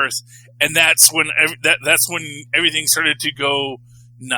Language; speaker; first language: English; native; English